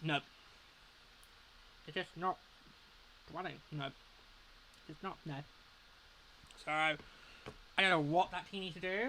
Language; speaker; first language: English; native; English